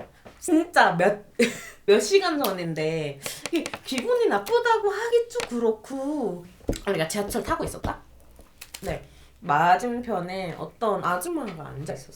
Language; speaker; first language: Korean; non-native, fluent; Indonesian